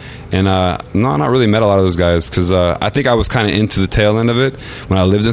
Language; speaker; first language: English; native; English